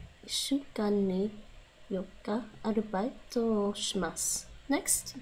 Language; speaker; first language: Japanese; non-native, learner; English